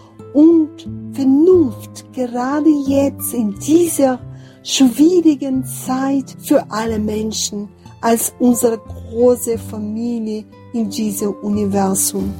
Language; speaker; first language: German; non-native, fluent; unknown